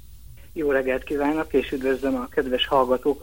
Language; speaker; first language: Hungarian; native; Hungarian